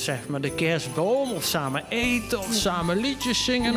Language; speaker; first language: Dutch; native; Dutch